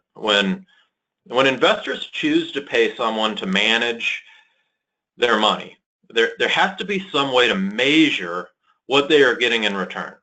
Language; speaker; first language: English; native; English